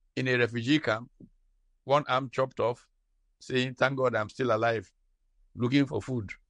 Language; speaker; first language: English; non-native, local second language; Hausa